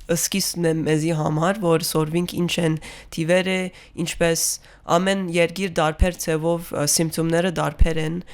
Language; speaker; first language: Armenian; early bilingual, heritage; Armenian